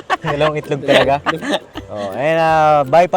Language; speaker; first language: Filipino; native; Filipino